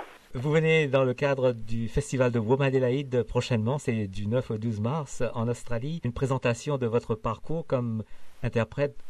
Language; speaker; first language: French; native; French